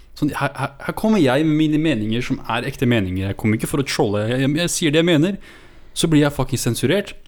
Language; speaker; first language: Norwegian; native; Norwegian